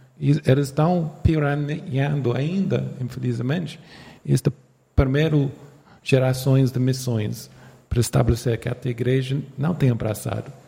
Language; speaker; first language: Portuguese; non-native, fluent; English